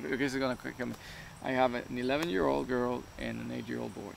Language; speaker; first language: English; non-native, fluent; Spanish